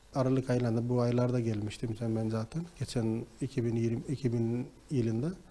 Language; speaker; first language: Turkish; non-native, fluent; Nepali